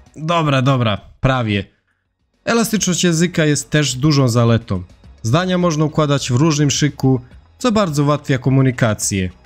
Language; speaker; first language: Polish; non-native, fluent; Serbian